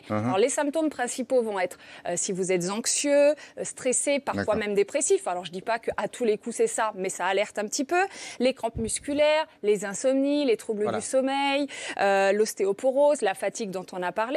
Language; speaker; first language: French; native; French